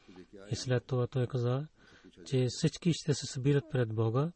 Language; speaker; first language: Bulgarian; non-native, fluent; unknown